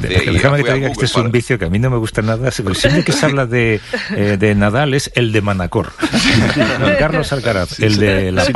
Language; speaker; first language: Spanish; native; Spanish